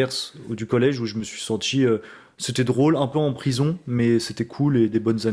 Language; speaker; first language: French; native; French